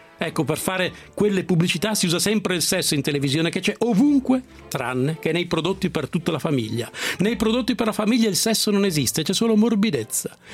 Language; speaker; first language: Italian; native; Italian